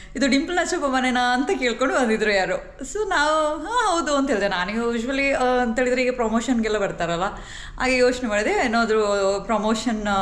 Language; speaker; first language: Kannada; non-native, local second language; Kodava